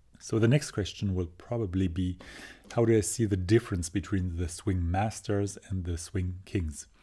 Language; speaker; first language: English; non-native, fluent; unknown